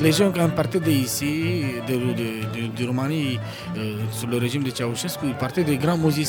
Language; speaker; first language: French; non-native, learner; Romanian